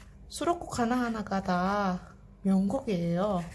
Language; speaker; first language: Korean; non-native, fluent; Indonesian